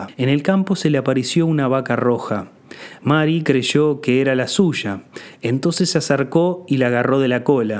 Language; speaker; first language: Spanish; native; Spanish